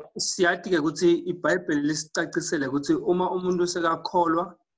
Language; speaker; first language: Zulu; non-native, local second language; Swati